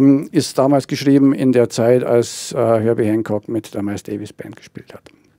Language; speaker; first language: German; native; German